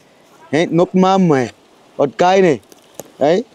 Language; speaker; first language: Vietnamese; non-native, learner; Portuguese